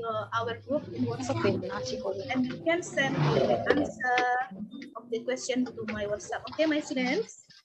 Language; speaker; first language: English; non-native, learner; Indonesian